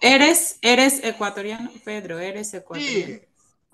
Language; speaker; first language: Spanish; non-native, learner; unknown